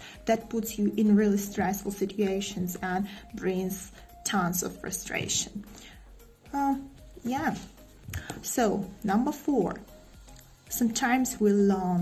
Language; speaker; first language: English; non-native, fluent; Russian